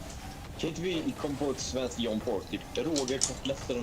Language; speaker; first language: Swedish; native; Swedish